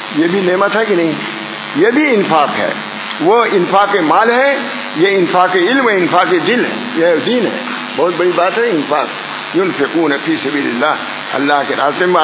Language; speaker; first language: Urdu; native; Urdu